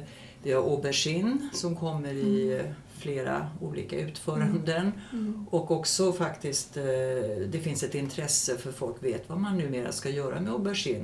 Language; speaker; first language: Swedish; native; Swedish